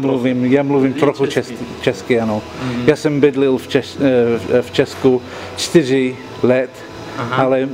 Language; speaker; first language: German; non-native, fluent; English